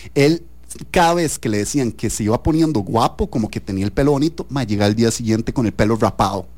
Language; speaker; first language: Spanish; native; Spanish